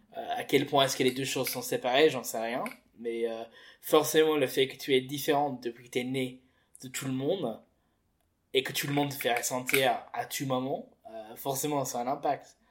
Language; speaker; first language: French; early bilingual, heritage; French